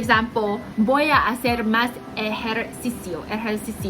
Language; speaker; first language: Spanish; non-native, learner; Chinese